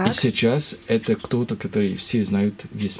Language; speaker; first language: Russian; non-native, learner; French